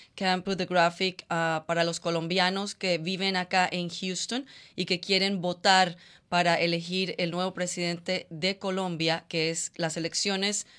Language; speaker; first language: English; non-native, fluent; Spanish